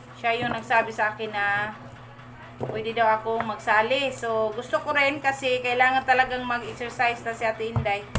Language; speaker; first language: Filipino; non-native, local second language; Cebuano